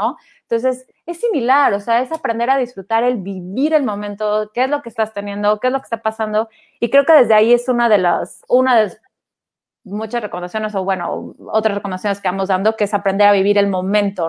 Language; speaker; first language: Spanish; native; Spanish